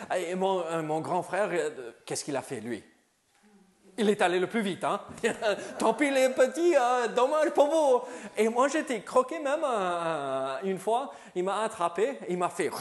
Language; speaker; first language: French; native; French